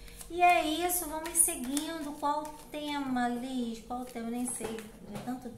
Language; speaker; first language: Portuguese; native; Portuguese